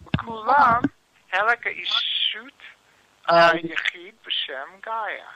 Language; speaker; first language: Hebrew; non-native, learner; English